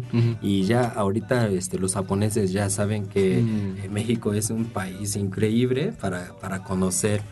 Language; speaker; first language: Spanish; non-native, fluent; Japanese